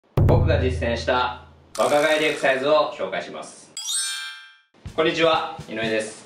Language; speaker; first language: Japanese; native; Japanese